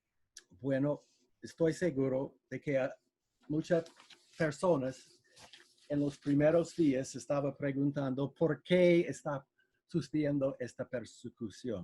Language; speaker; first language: Spanish; non-native, fluent; English